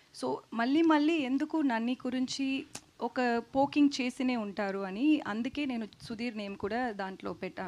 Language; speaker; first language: Telugu; non-native, fluent; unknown